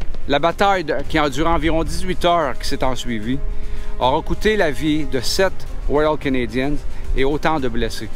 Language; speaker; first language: French; native; French